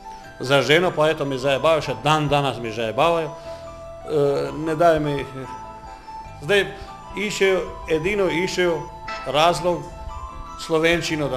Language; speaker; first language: Slovenian; non-native, learner; Croatian